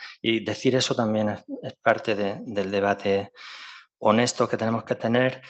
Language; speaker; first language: Spanish; native; Spanish